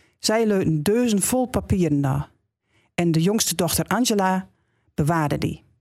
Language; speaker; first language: Dutch; native; Dutch